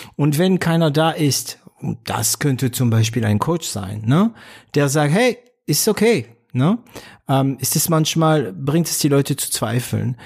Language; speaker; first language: German; non-native, fluent; French